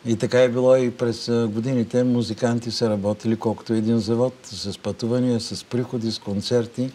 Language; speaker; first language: Bulgarian; native; Bulgarian